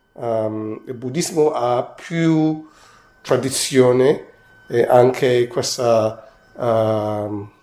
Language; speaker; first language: Italian; non-native, fluent; Cantonese